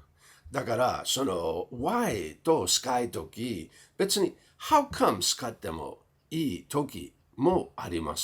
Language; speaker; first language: Japanese; non-native, fluent; English